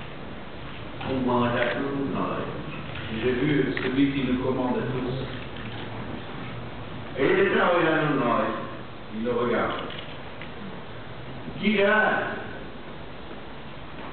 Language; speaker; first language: French; non-native, fluent; Portuguese